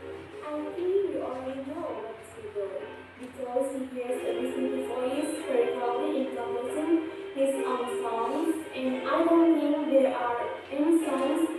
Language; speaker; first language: English; non-native, learner; Indonesian